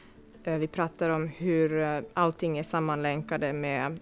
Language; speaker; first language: Swedish; non-native, fluent; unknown